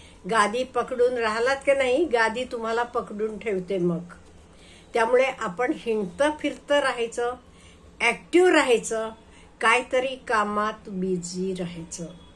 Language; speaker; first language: Marathi; non-native, fluent; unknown